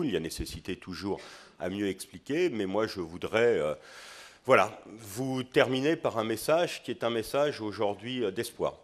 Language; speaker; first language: French; native; French